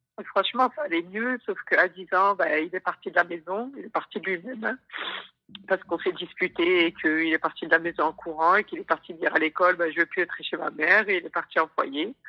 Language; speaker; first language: French; early bilingual, other home language; Wolof